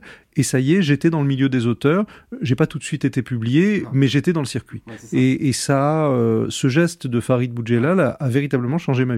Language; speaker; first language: French; native; French